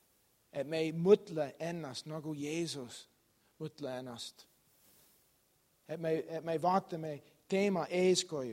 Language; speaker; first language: Estonian; non-native, learner; English